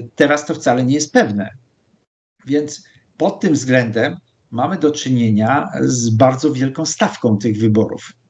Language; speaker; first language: Polish; native; Polish